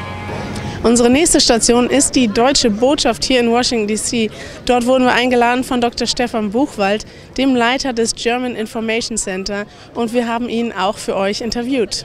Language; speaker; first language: German; native; German